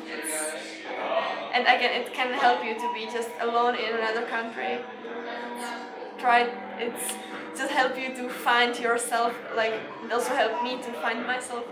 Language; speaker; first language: English; non-native, learner; Czech